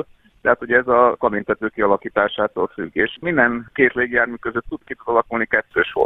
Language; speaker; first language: Hungarian; native; Hungarian